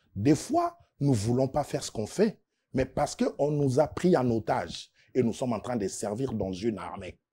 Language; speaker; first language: French; non-native, local second language; Lingala